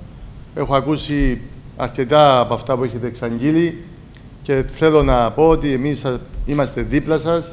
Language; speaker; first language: Greek; native; Greek